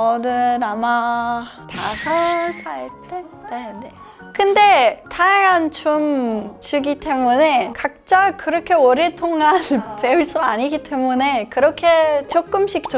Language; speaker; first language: Korean; non-native, fluent; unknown